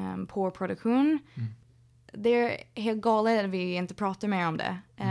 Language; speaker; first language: Swedish; non-native, fluent; English